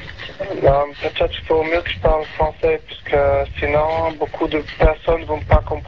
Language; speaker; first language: French; non-native, learner; English